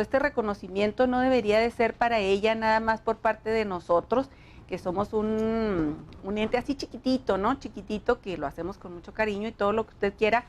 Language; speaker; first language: Spanish; native; Spanish